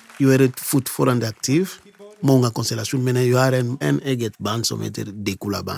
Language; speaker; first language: Swedish; non-native, learner; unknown